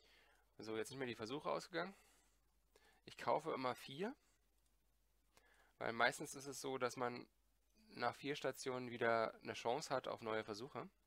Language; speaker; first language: German; native; German